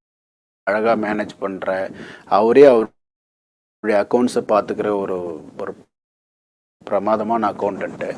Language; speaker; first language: Tamil; native; Tamil